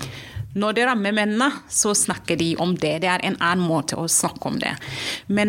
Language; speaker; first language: Norwegian; non-native, fluent; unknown